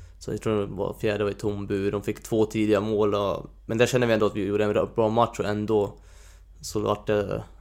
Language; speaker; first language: Swedish; non-native, fluent; Hungarian